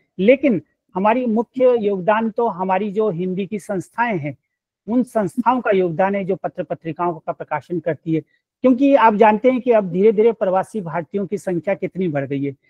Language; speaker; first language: Hindi; native; Hindi